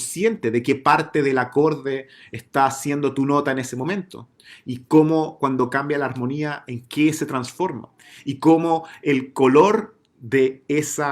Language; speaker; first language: Spanish; native; Spanish